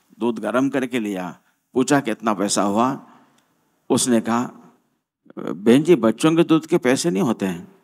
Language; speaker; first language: Hindi; non-native, local second language; Marathi